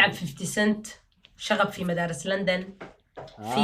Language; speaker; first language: Arabic; native; Arabic